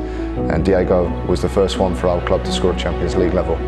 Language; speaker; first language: English; native; English